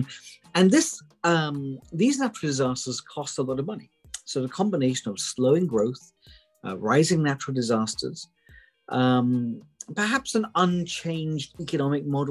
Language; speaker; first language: English; native; English